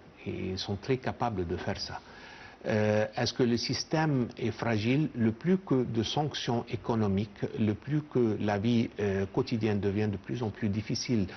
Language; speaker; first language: French; non-native, fluent; Arabic